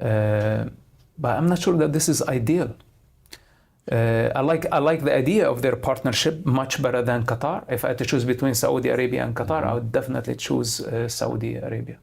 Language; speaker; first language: English; non-native, fluent; Arabic